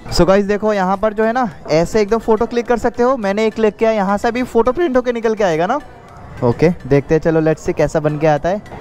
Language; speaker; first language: Hindi; non-native, local second language; Assamese